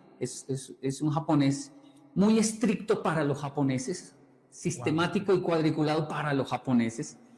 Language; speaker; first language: Spanish; native; Spanish